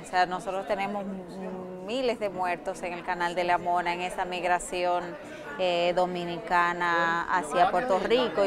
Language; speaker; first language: Spanish; native; Spanish